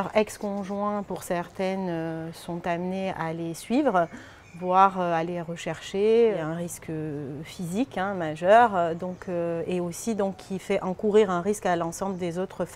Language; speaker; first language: French; native; French